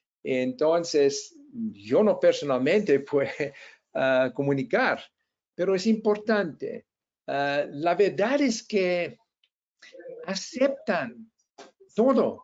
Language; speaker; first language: Spanish; non-native, fluent; English